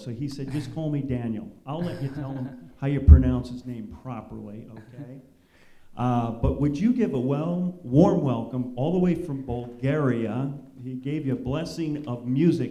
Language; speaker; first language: English; native; English